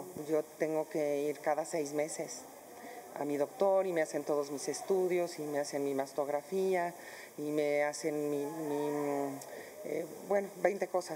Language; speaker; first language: Spanish; native; Spanish